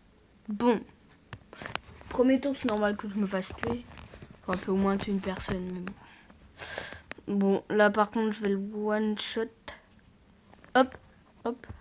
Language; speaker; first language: French; native; French